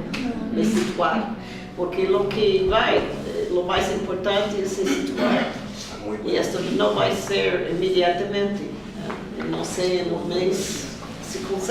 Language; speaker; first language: Spanish; non-native, fluent; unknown